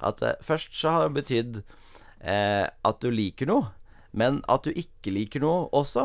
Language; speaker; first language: Norwegian; early bilingual, heritage; Norwegian